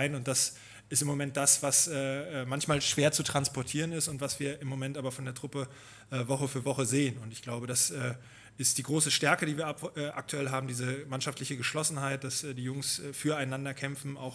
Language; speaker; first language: German; native; German